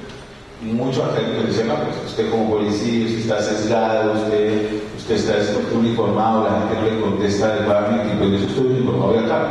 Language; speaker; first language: Spanish; native; Spanish